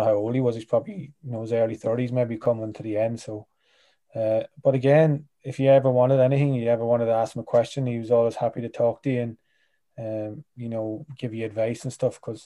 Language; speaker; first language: English; native; English